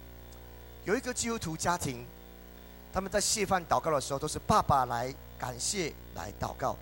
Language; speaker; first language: Chinese; native; Chinese